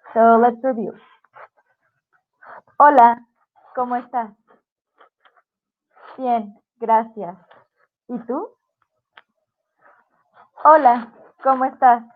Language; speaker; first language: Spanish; non-native, fluent; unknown